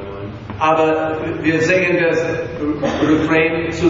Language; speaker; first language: German; non-native, learner; English